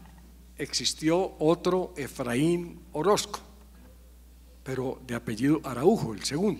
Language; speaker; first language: Spanish; native; Spanish